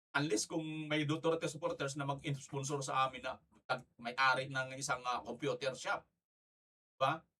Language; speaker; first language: Filipino; non-native, local second language; Waray